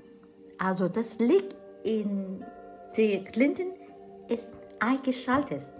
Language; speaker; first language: German; non-native, fluent; Vietnamese